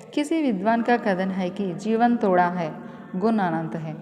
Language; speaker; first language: Hindi; non-native, local second language; Telugu